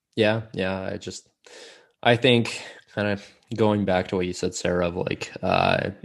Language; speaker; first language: English; non-native, fluent; Russian